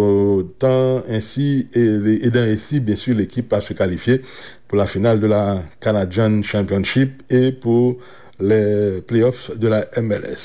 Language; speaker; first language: French; non-native, local second language; Haitian Creole